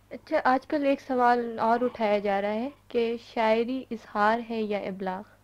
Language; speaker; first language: Urdu; native; Urdu